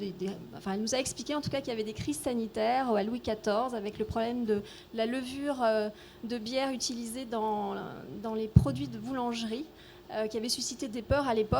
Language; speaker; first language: French; native; French